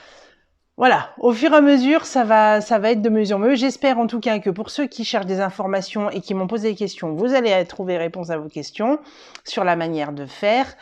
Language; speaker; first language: French; native; French